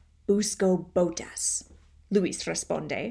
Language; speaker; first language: Spanish; non-native, fluent; English